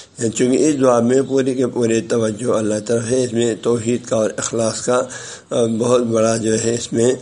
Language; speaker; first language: Urdu; non-native, local second language; Balti